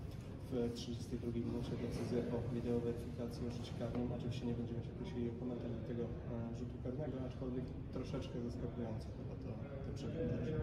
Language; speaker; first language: Polish; native; Polish